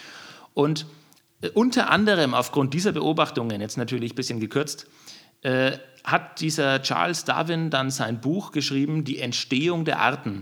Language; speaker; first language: German; native; German